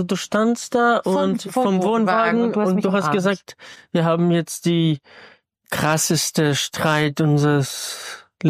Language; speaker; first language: German; non-native, fluent; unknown